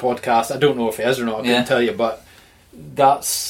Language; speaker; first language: English; native; English